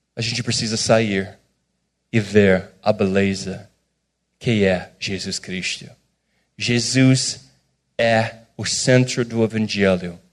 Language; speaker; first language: Portuguese; non-native, fluent; English